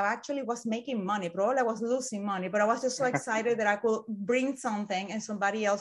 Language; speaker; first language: English; non-native, fluent; Spanish